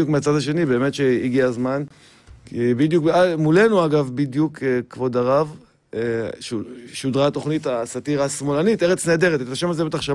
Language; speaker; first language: Hebrew; native; Hebrew